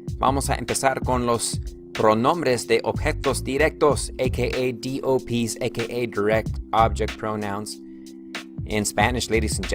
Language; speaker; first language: Spanish; non-native, fluent; English